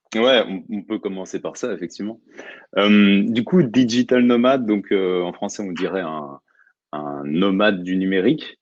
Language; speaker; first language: French; native; French